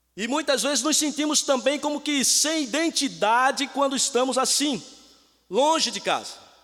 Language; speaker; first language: Portuguese; native; Portuguese